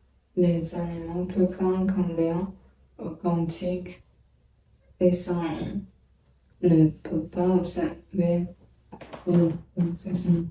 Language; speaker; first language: French; non-native, learner; Chinese